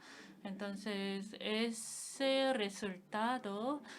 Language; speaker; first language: Spanish; non-native, fluent; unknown